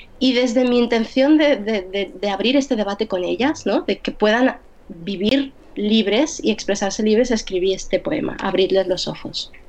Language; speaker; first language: Spanish; early bilingual, other home language; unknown